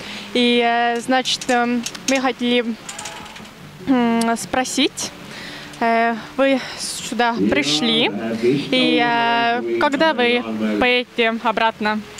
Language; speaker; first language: Russian; non-native, learner; Estonian